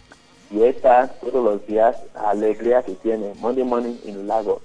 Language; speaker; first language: Spanish; non-native, learner; Yoruba